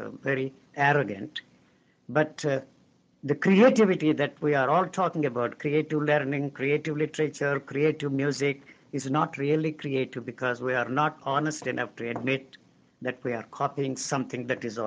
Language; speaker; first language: English; non-native, local second language; Telugu